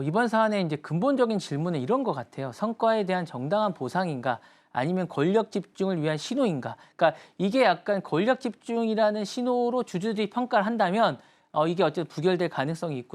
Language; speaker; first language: Korean; native; Korean